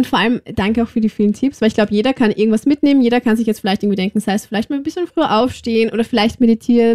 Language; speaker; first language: German; native; German